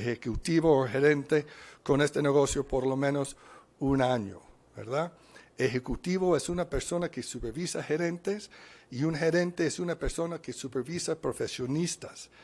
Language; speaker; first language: Spanish; non-native, fluent; English